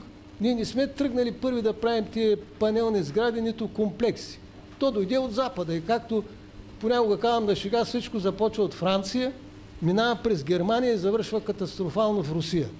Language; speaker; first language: Bulgarian; native; Bulgarian